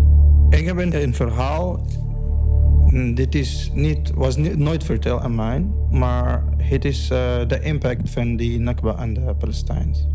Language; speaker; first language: Dutch; non-native, learner; Arabic